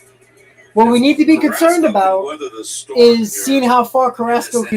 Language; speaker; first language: English; native; English